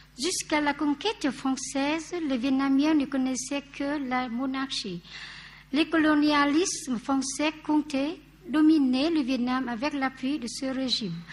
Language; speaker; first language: French; non-native, fluent; Vietnamese